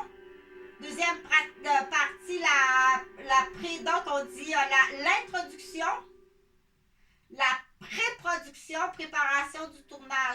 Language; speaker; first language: French; native; French